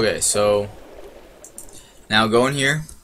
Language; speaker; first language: English; native; English